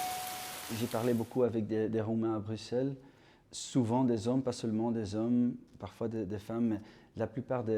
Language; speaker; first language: French; non-native, local second language; Dutch